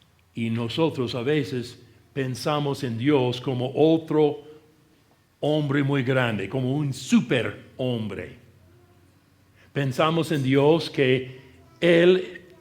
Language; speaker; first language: Spanish; non-native, fluent; English